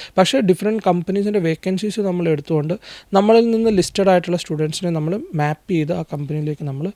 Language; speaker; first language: Malayalam; native; Malayalam